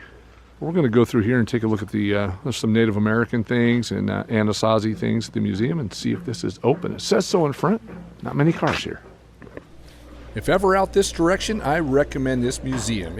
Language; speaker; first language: English; native; English